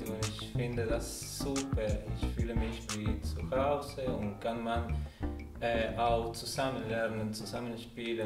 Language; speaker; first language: German; non-native, learner; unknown